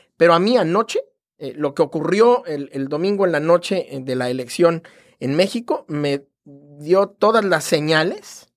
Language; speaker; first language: Spanish; native; Spanish